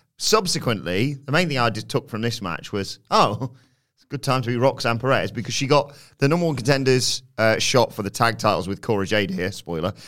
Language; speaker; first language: English; native; English